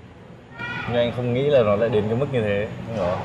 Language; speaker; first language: Vietnamese; native; Vietnamese